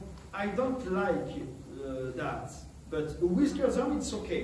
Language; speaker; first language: English; non-native, learner; French